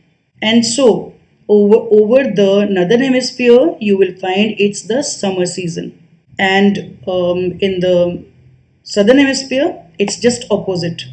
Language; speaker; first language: English; non-native, local second language; Hindi